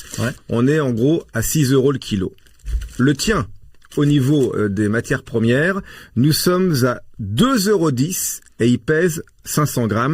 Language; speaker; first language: French; native; French